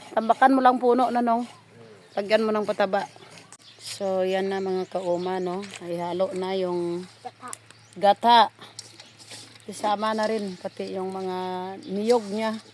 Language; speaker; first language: Filipino; native; Filipino